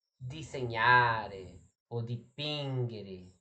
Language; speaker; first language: Italian; non-native, learner; English